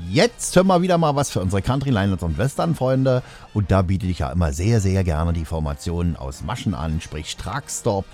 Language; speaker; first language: German; native; German